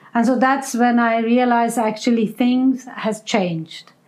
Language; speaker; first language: English; non-native, fluent; Persian